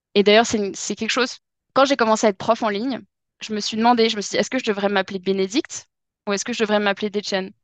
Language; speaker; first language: French; native; French